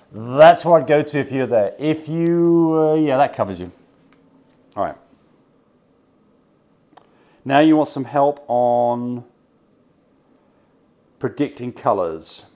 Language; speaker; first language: English; native; English